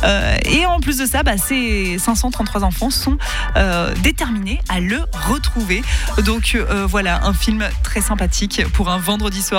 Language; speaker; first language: French; native; French